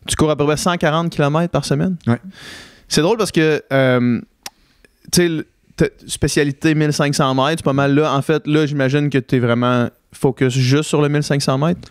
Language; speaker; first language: French; native; French